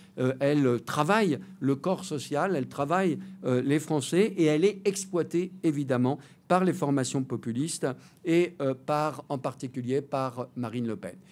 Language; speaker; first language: French; native; French